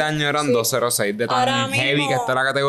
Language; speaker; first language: Spanish; native; Spanish